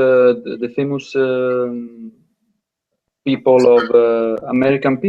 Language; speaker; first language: English; non-native, learner; Italian